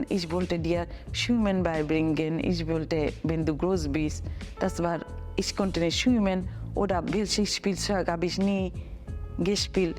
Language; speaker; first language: German; non-native, learner; Bangla